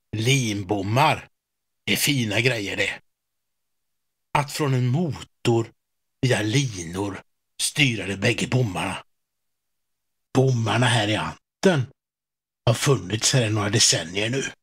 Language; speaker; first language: Swedish; native; Swedish